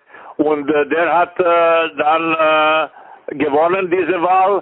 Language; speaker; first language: German; non-native, fluent; Serbian